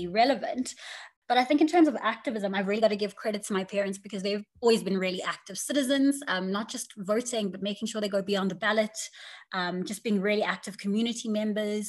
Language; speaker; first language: English; native; English